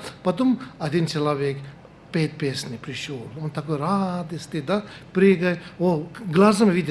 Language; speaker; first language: Russian; non-native, learner; Tibetan